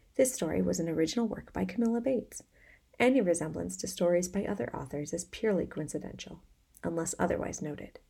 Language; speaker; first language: English; native; English